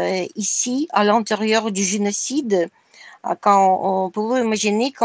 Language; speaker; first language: French; non-native, fluent; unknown